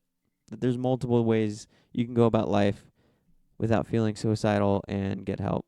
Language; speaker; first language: English; native; English